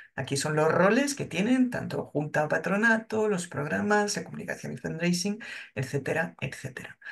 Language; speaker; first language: Spanish; non-native, fluent; French